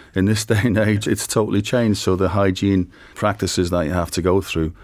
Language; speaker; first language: English; native; English